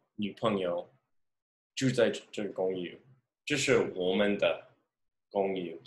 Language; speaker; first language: Chinese; non-native, learner; English